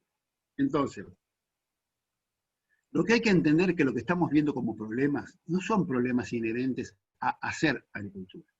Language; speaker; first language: Spanish; native; Spanish